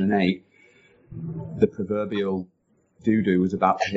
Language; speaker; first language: English; native; English